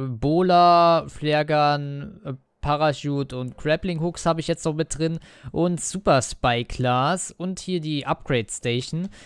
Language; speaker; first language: German; native; German